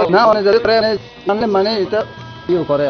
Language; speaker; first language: Bangla; non-native, local second language; Kok Borok